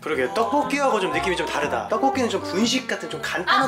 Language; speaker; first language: Korean; native; Korean